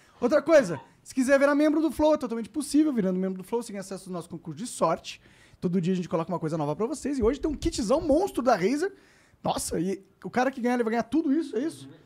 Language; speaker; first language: Portuguese; native; Portuguese